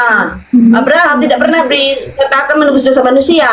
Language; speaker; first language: Indonesian; native; Indonesian